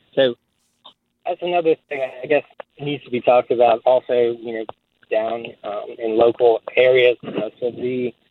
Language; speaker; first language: English; native; English